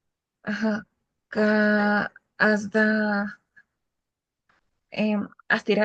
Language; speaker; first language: Catalan; non-native, learner; Spanish